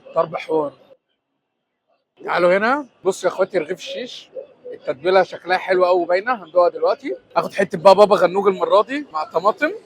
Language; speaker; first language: Arabic; native; Arabic